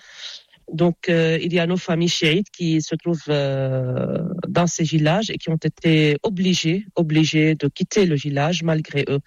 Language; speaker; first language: French; non-native, local second language; Arabic